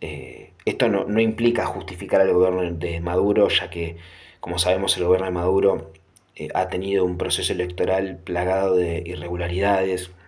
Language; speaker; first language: Spanish; native; Spanish